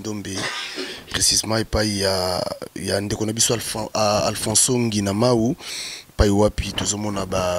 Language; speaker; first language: French; non-native, local second language; Lingala